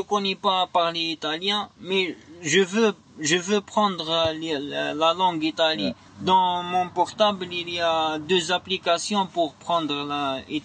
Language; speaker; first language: French; non-native, learner; Arabic